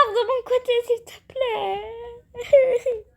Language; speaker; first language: French; native; French